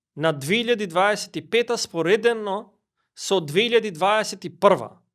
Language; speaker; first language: Macedonian; non-native, local second language; Albanian